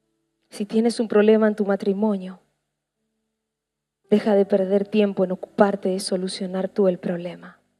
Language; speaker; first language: Spanish; native; Spanish